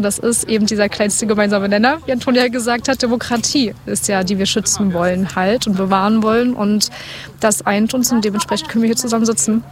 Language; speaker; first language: German; native; German